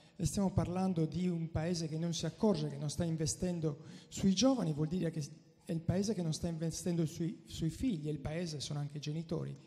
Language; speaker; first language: Italian; native; Italian